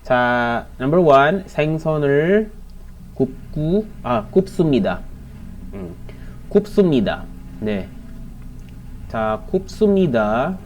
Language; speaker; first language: Korean; non-native, learner; Filipino